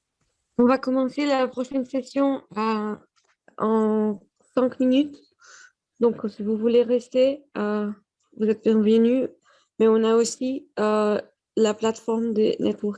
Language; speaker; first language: French; non-native, fluent; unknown